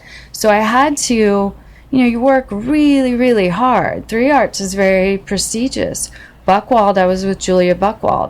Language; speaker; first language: English; native; English